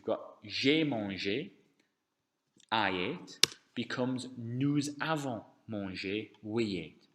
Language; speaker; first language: French; non-native, fluent; English